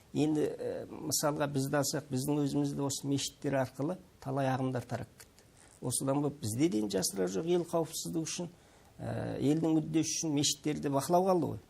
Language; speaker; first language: Kazakh; early bilingual, heritage; Kazakh